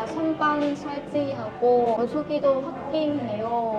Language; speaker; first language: Korean; non-native, learner; Vietnamese